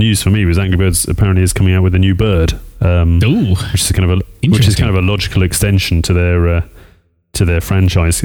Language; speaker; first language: English; native; English